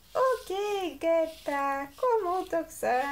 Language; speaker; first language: Swedish; non-native, learner; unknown